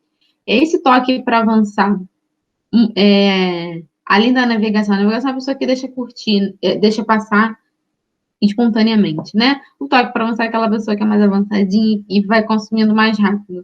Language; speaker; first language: Portuguese; native; Portuguese